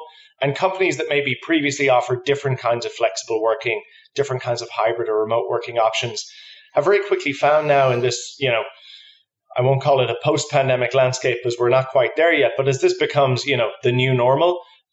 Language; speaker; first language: English; native; English